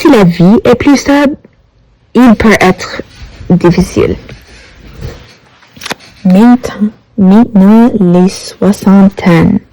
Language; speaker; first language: French; non-native, learner; English